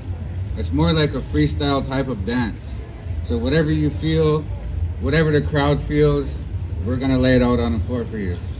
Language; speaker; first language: English; native; English